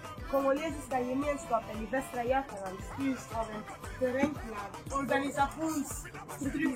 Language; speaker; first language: Swedish; non-native, fluent; Lingala